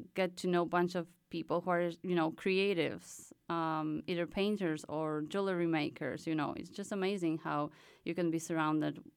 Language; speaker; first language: English; non-native, fluent; Polish